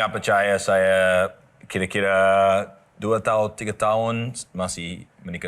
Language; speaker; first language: Indonesian; non-native, learner; English